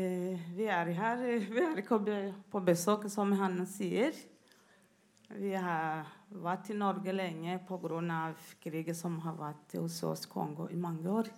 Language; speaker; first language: Norwegian; non-native, learner; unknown